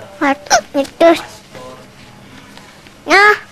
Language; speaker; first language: Indonesian; native; Indonesian